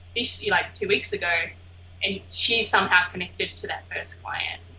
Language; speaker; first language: English; native; English